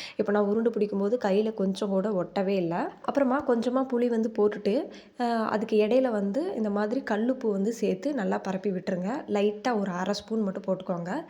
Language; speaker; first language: Tamil; native; Tamil